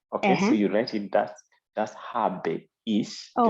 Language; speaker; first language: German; non-native, fluent; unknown